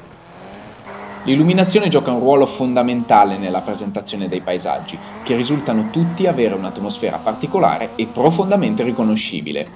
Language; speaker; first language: Italian; native; Italian